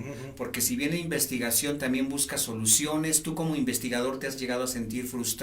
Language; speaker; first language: Spanish; native; Spanish